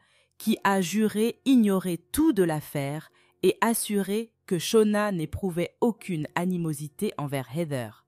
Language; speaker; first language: French; native; French